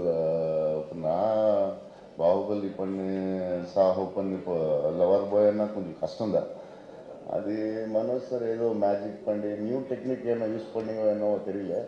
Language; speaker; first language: Tamil; non-native, learner; Telugu